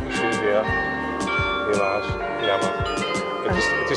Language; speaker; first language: Dutch; native; Dutch